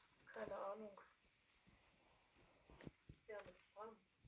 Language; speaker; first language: German; native; German